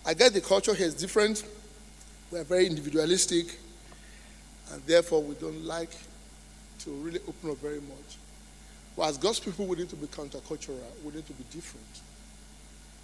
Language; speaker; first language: English; non-native, local second language; Yoruba